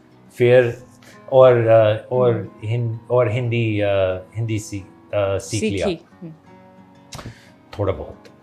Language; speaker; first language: Hindi; non-native, fluent; English